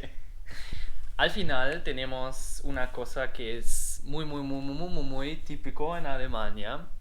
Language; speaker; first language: Spanish; non-native, learner; German